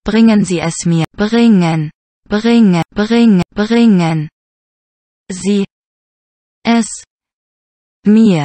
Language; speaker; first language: German; non-native, learner; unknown